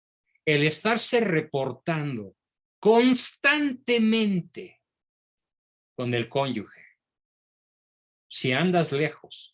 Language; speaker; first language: Spanish; native; Spanish